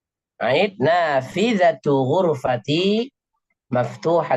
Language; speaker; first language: Arabic; non-native, fluent; Indonesian